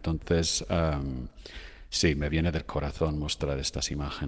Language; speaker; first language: Spanish; non-native, fluent; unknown